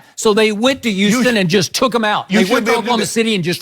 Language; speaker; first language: English; native; English